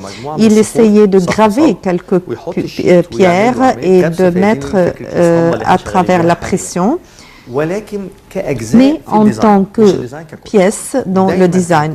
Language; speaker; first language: French; non-native, fluent; Arabic